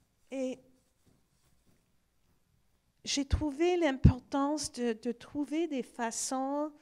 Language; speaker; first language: French; non-native, fluent; English